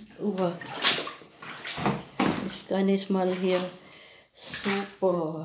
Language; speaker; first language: German; non-native, learner; Filipino